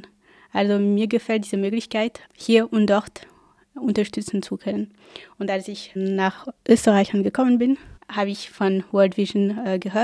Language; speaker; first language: German; non-native, fluent; French